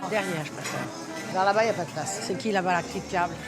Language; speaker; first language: French; native; French